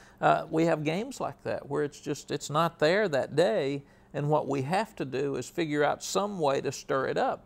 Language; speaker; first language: English; native; English